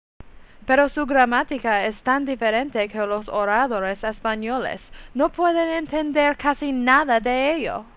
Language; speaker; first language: Spanish; non-native, learner; English